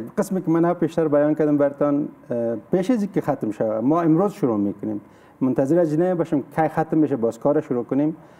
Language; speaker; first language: Persian; native; Persian